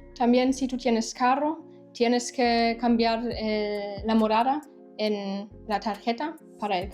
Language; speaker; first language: Spanish; non-native, fluent; German